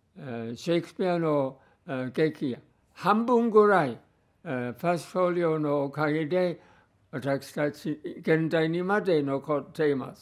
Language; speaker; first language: Japanese; non-native, fluent; English